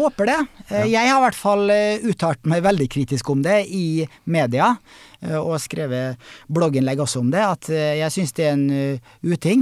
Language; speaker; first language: Norwegian; native; Norwegian